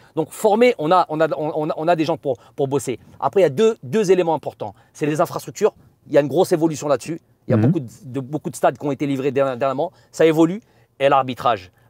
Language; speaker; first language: French; native; French